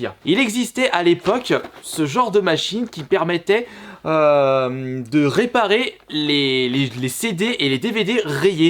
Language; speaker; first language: French; native; French